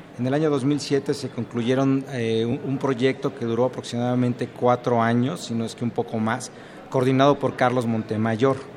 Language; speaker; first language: Spanish; native; Spanish